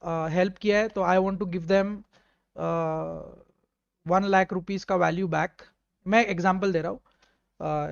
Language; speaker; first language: Hindi; native; Hindi